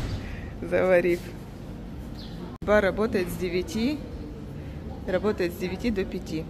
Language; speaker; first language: Russian; native; Russian